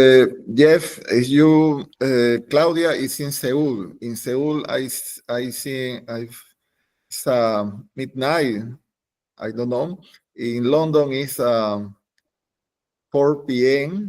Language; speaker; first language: English; non-native, learner; Spanish